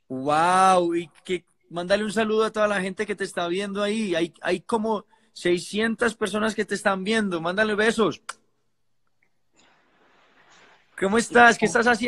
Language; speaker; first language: Spanish; native; Spanish